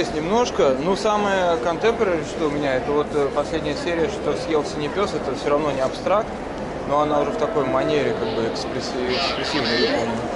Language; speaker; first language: Russian; native; Russian